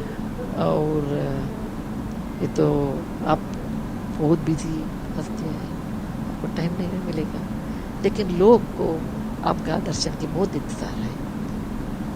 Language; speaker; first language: Hindi; non-native, local second language; Kannada